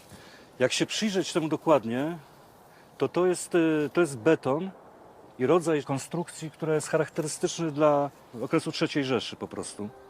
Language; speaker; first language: Polish; native; Polish